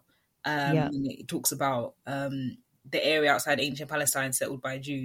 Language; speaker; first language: English; native; English